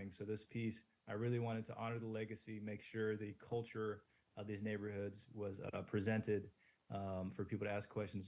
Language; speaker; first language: English; native; English